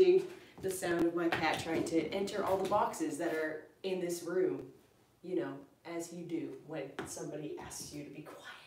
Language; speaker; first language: English; native; English